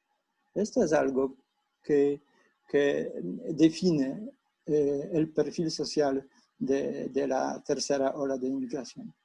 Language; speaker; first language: Spanish; non-native, fluent; Polish